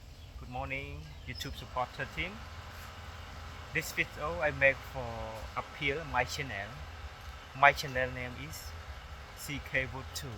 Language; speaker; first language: English; non-native, learner; Khmer